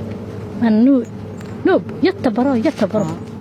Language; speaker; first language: Swedish; non-native, learner; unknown